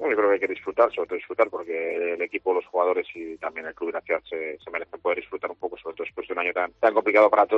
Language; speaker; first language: Spanish; native; Spanish